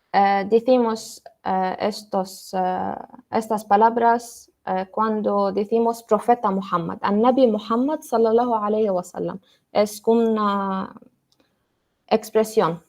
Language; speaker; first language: Spanish; non-native, learner; Arabic